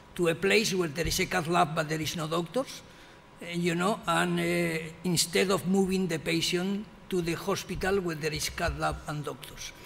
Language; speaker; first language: English; non-native, fluent; Spanish